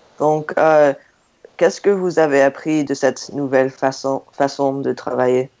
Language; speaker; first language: French; non-native, fluent; English